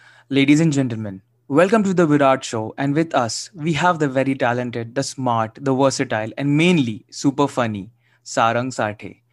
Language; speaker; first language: English; non-native, local second language; Marathi